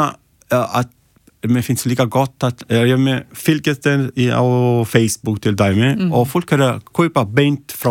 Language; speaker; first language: Icelandic; non-native, learner; Italian